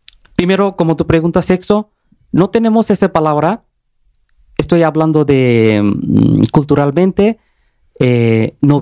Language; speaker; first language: Spanish; non-native, learner; Bangla